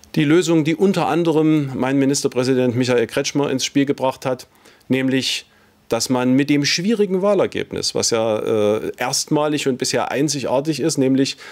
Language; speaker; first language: German; native; German